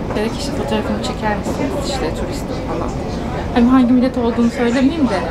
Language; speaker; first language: Turkish; early bilingual, heritage; Turkish